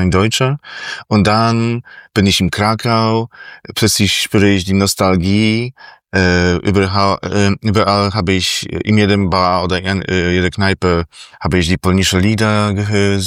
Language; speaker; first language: German; non-native, fluent; Polish